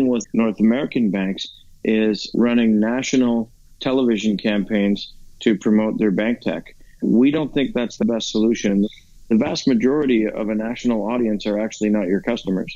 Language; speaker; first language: English; native; English